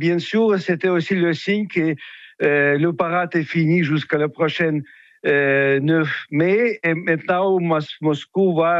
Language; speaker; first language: French; non-native, fluent; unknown